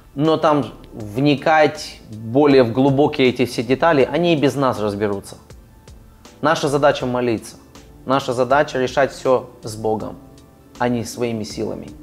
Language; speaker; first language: Russian; early bilingual, other home language; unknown